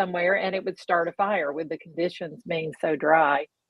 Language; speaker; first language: English; native; English